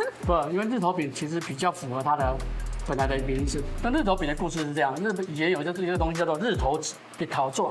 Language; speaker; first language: Chinese; native; Chinese